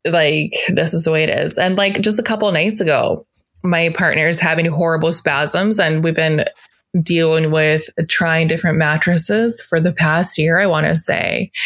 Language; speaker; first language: English; native; English